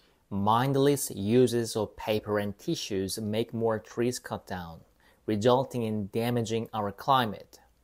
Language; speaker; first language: English; non-native, fluent; Korean